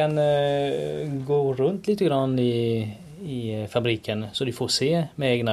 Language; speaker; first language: Swedish; non-native, fluent; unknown